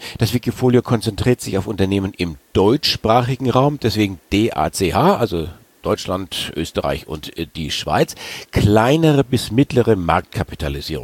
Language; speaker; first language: German; native; German